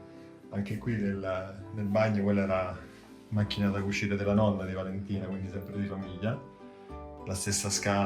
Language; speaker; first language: Italian; native; Italian